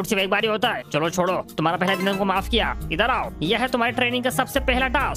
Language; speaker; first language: Hindi; native; Hindi